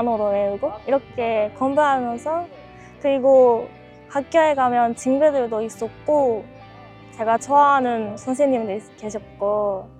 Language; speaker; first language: Korean; non-native, learner; Japanese